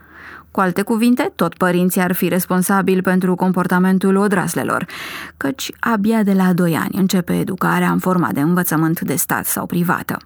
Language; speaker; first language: Romanian; native; Romanian